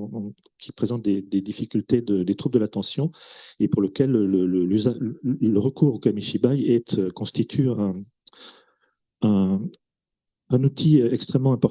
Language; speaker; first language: French; native; French